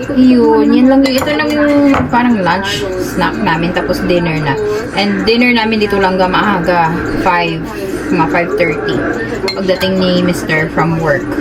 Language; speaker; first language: Filipino; non-native, local second language; Cebuano